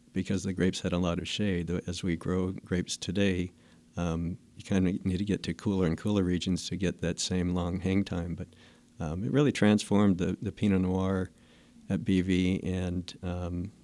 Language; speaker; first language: English; native; English